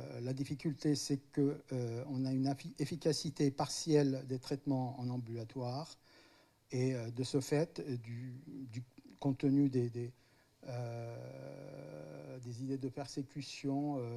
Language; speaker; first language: French; native; French